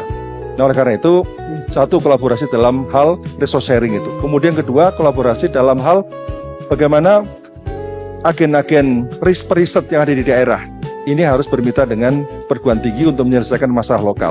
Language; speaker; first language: Indonesian; native; Indonesian